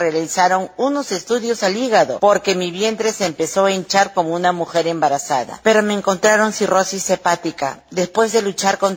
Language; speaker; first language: Spanish; native; Spanish